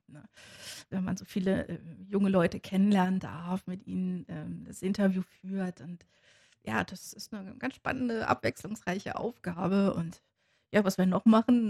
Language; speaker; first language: German; native; German